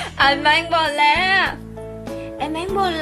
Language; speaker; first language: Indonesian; non-native, learner; Vietnamese